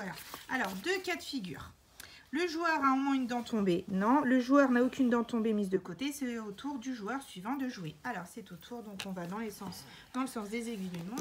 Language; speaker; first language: French; native; French